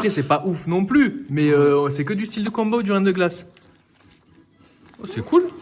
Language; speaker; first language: French; native; French